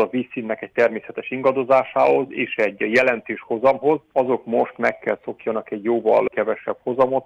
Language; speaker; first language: Hungarian; native; Hungarian